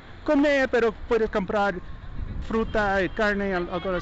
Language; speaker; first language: Spanish; non-native, learner; English